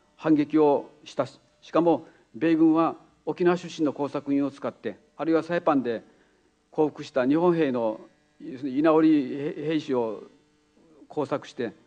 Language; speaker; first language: Japanese; native; Japanese